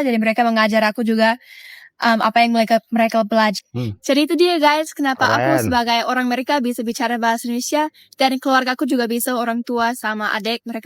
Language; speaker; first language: Indonesian; early bilingual, other home language; English